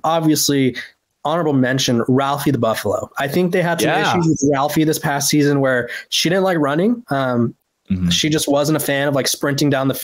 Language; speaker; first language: English; native; English